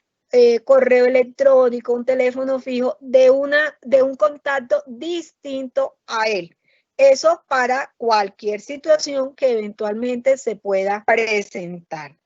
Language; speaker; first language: Spanish; native; Spanish